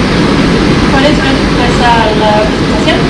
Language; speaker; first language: Spanish; non-native, fluent; English